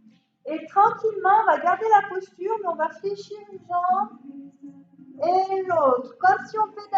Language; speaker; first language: French; native; French